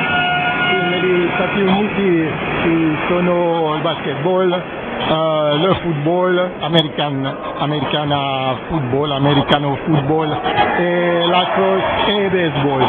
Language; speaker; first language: Italian; non-native, fluent; French